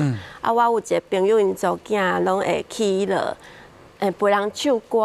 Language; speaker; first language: Chinese; native; Chinese